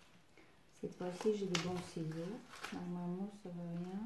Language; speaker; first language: French; non-native, fluent; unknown